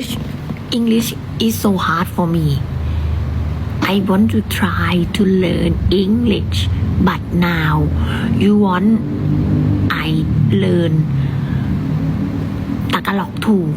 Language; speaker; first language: English; non-native, learner; Thai